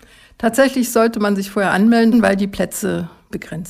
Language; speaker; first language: German; native; German